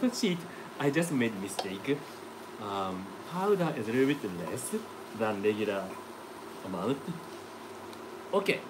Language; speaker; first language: English; non-native, learner; Japanese